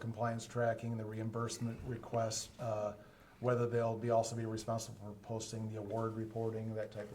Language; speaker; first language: English; native; English